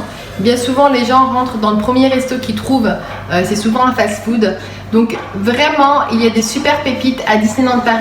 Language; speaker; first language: French; native; French